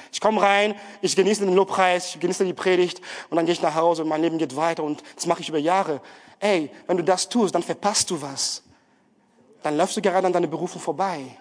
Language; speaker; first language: German; non-native, fluent; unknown